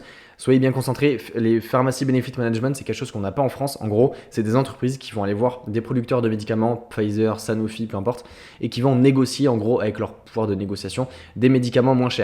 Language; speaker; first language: French; native; French